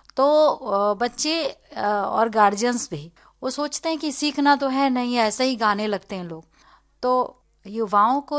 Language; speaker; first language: Hindi; native; Hindi